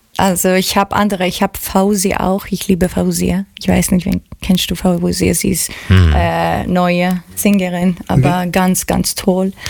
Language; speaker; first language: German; non-native, learner; Greek